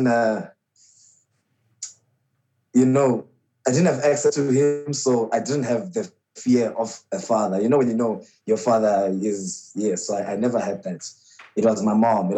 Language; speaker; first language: English; non-native, local second language; Xhosa